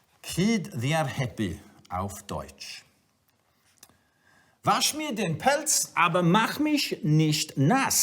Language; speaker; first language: German; non-native, learner; Welsh